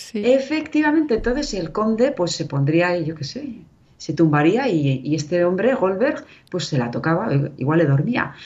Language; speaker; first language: Spanish; native; Spanish